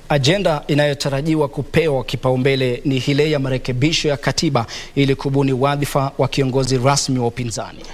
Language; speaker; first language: Swahili; non-native, local second language; Kalenjin